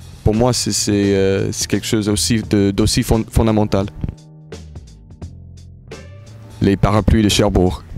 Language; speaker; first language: French; early bilingual, heritage; English